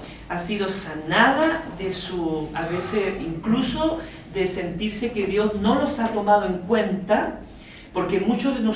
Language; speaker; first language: Spanish; native; Spanish